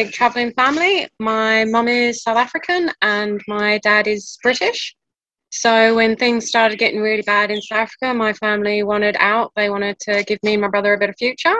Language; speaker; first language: English; native; English